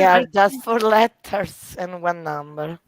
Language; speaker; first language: English; non-native, fluent; Italian